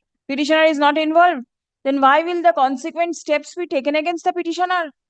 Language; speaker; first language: English; non-native, local second language; Bangla